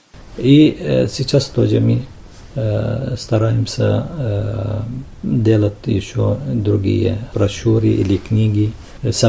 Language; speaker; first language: Russian; non-native, fluent; Arabic